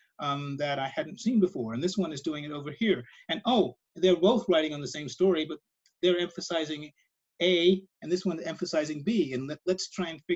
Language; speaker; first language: English; native; English